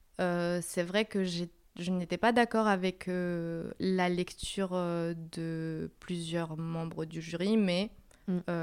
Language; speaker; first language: French; non-native, fluent; Spanish